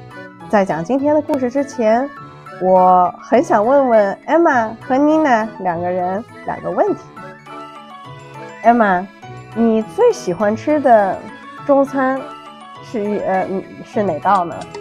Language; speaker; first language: Chinese; native; Chinese